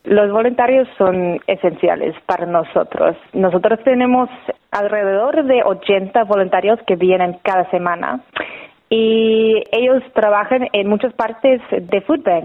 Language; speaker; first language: Spanish; non-native, fluent; English